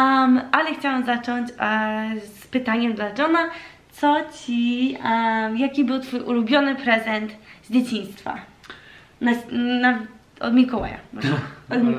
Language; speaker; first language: Polish; early bilingual, heritage; Polish